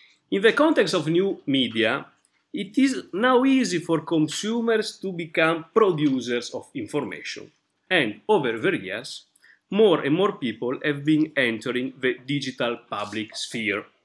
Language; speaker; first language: English; non-native, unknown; Italian